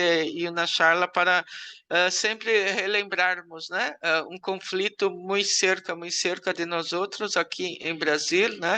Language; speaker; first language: Portuguese; non-native, learner; Spanish